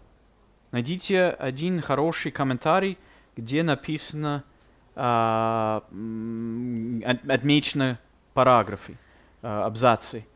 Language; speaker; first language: Russian; non-native, fluent; English